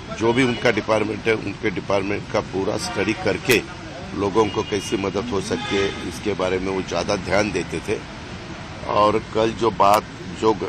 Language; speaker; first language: Hindi; non-native, local second language; Marathi